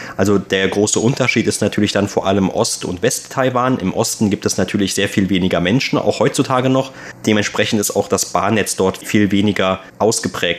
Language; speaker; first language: German; native; German